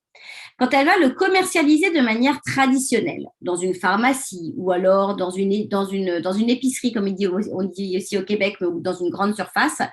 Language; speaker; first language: French; native; French